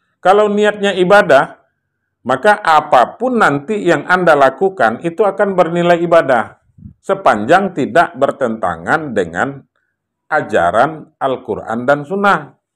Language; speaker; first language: Indonesian; non-native, local second language; Minangkabau